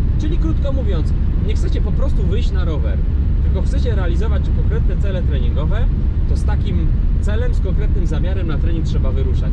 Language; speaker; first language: Polish; native; Polish